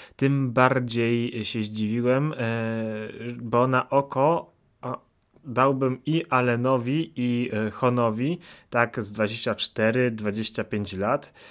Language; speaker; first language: Polish; native; Polish